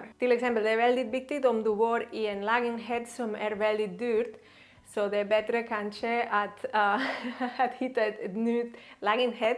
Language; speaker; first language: Swedish; non-native, learner; Catalan